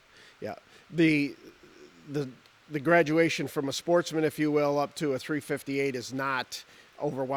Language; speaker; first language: English; native; English